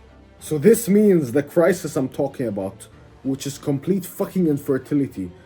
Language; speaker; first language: English; native; English